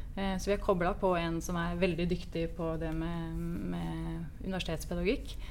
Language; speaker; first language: Norwegian; native; Norwegian